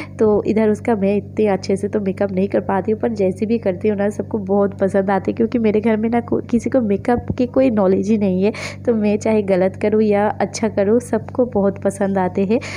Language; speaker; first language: Hindi; non-native, local second language; Bangla